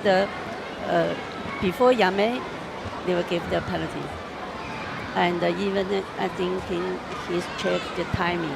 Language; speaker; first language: English; non-native, learner; Chinese